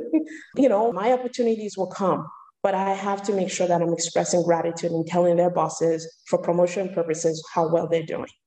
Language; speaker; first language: English; early bilingual, other home language; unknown